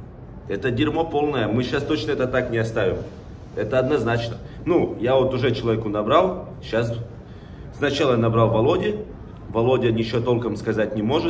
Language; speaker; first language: Russian; native; Russian